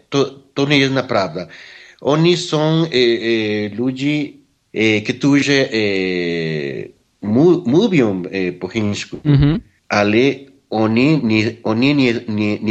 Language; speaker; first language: Polish; non-native, learner; Spanish